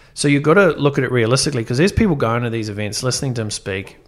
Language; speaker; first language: English; native; English